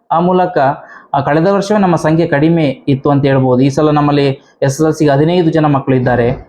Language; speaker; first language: Kannada; native; Kannada